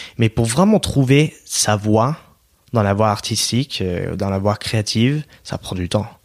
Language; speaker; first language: French; non-native, fluent; English